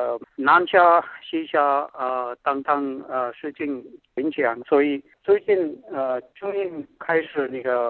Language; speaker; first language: Chinese; non-native, fluent; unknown